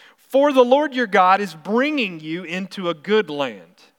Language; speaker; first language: English; native; English